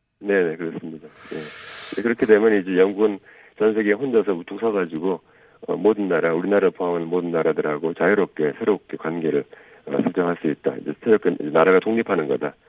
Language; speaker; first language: Korean; native; Korean